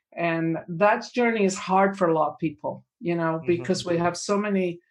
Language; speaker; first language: English; native; English